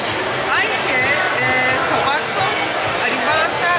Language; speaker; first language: Italian; non-native, learner; Turkish